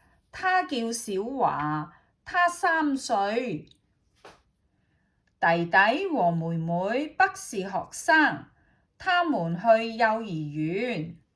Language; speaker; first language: Chinese; non-native, learner; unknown